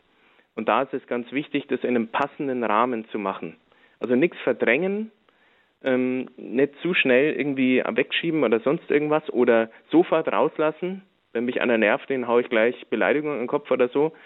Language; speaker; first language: German; native; German